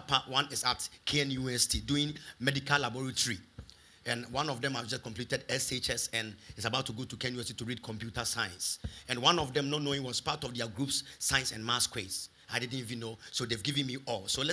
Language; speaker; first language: English; non-native, local second language; Akan